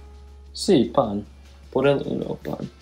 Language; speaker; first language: Spanish; non-native, learner; English